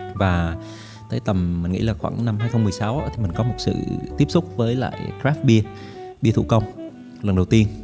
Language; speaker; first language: Vietnamese; native; Vietnamese